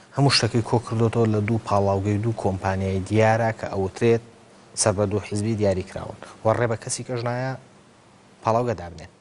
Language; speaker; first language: Central Kurdish; native; Central Kurdish